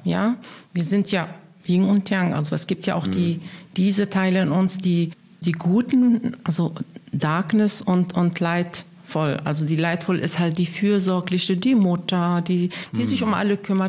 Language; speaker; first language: German; non-native, fluent; Arabic